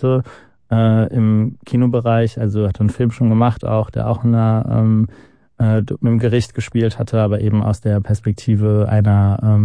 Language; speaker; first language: German; native; German